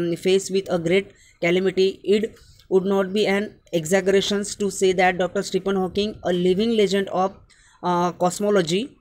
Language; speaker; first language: English; non-native, local second language; Marathi